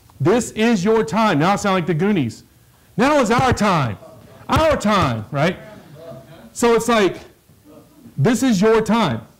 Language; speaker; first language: English; native; English